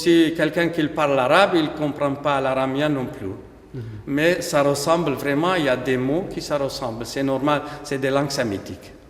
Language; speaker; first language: French; non-native, fluent; Aramaic